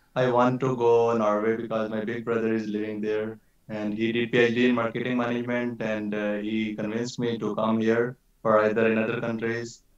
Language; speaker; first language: English; non-native, local second language; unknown